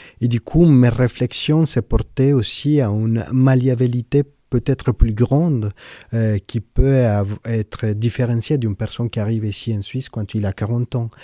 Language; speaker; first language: French; non-native, fluent; Spanish